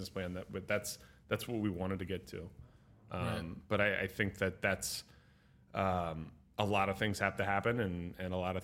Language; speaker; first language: English; native; English